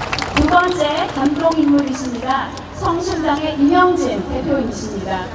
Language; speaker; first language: Korean; native; Korean